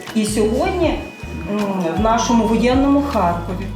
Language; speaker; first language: Ukrainian; non-native, local second language; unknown